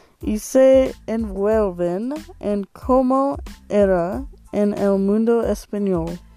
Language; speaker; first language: Spanish; non-native, learner; English